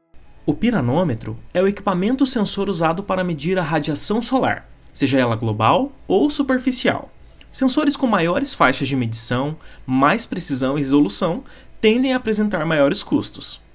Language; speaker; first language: Portuguese; native; Portuguese